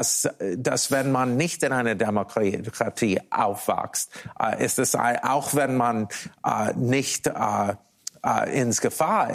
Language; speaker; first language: German; non-native, fluent; English